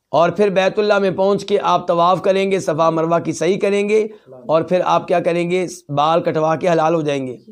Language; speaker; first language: Urdu; native; Urdu